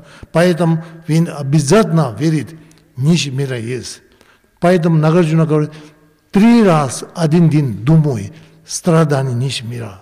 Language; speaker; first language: Russian; non-native, learner; Tibetan